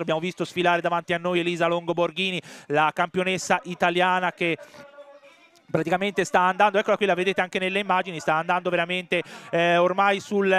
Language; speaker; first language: Italian; native; Italian